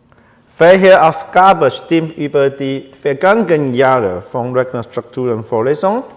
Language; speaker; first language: German; non-native, learner; Chinese